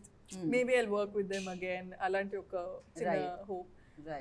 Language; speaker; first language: Telugu; non-native, fluent; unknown